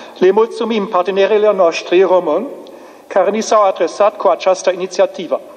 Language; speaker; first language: Romanian; non-native, fluent; German